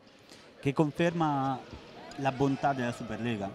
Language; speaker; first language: Italian; native; Italian